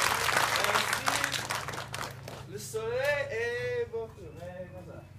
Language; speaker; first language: French; non-native, learner; English